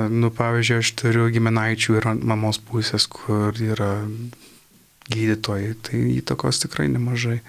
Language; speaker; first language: Lithuanian; early bilingual, heritage; Lithuanian